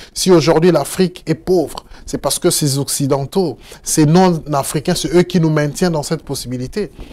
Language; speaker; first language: French; non-native, local second language; Lingala